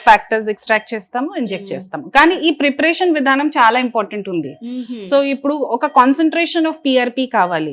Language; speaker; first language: Telugu; non-native, fluent; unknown